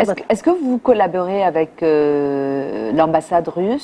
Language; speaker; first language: French; non-native, local second language; Arabic